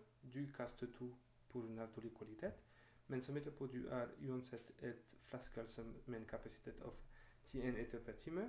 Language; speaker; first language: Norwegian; non-native, fluent; French